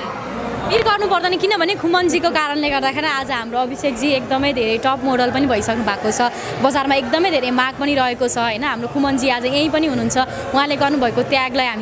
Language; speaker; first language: Nepali; native; Nepali